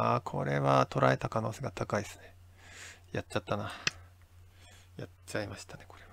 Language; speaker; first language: Japanese; native; Japanese